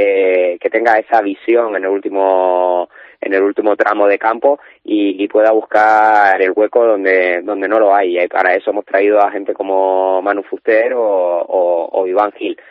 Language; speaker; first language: Spanish; native; Spanish